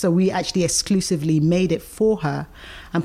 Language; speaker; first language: English; native; English